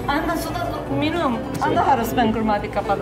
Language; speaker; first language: Indonesian; non-native, learner; Turkish